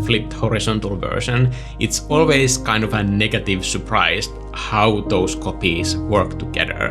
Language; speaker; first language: English; non-native, fluent; Finnish